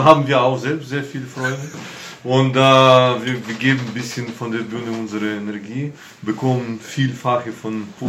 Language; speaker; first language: German; non-native, fluent; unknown